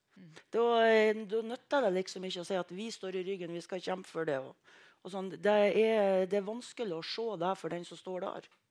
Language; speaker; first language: Norwegian; native; Norwegian